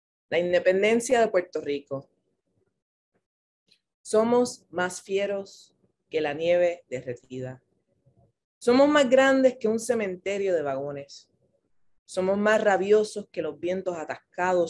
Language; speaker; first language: Spanish; native; Spanish